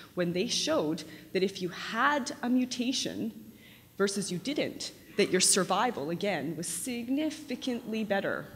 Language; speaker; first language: English; native; English